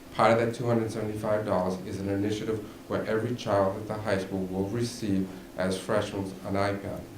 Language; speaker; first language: English; native; English